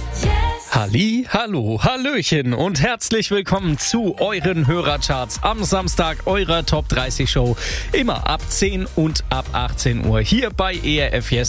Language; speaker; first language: German; native; German